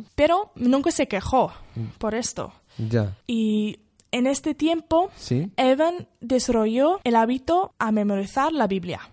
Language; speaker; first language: Spanish; non-native, fluent; English